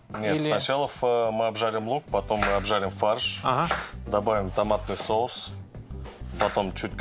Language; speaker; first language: Russian; native; Russian